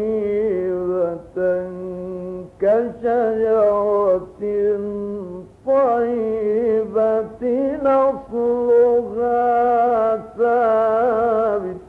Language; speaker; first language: Arabic; native; Arabic